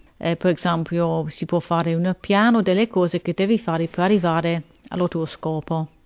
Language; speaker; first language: Italian; non-native, fluent; English